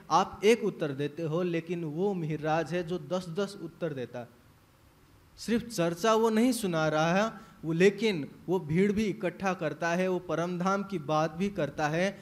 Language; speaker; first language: Hindi; native; Hindi